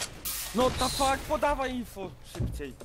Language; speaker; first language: Polish; native; Polish